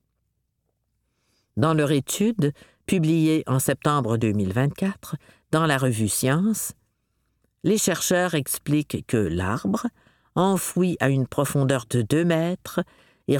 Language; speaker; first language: French; native; French